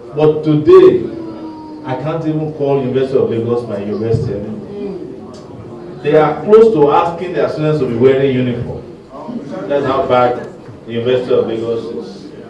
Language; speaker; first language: English; non-native, local second language; Yoruba